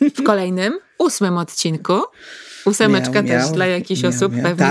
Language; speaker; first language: Polish; native; Polish